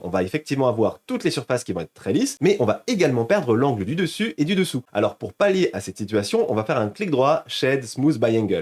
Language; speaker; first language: French; native; French